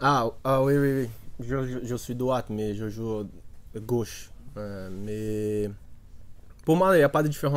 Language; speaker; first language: French; non-native, learner; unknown